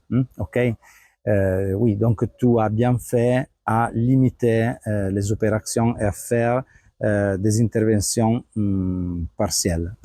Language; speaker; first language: French; non-native, fluent; Italian